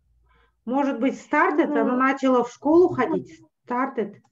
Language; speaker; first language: Russian; native; Russian